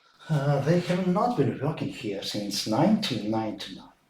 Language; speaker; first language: English; non-native, fluent; Ukrainian